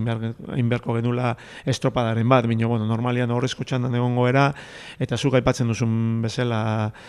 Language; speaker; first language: Basque; native; Basque